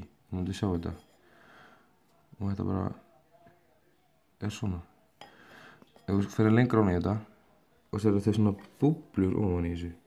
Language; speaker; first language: Icelandic; native; Icelandic